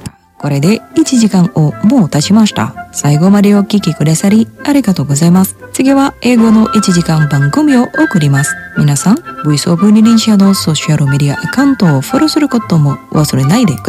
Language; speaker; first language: Japanese; non-native, fluent; Indonesian